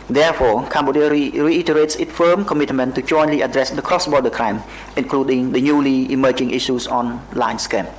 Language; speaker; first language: English; non-native, fluent; Khmer